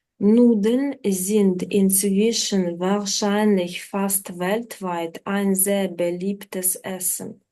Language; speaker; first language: German; non-native, fluent; Ukrainian